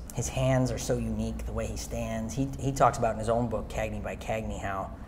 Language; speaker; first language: English; native; English